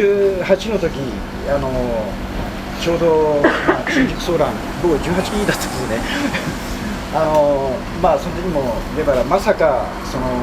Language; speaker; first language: Japanese; native; Japanese